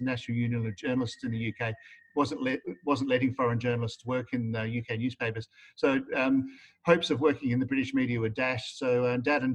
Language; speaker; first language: English; native; English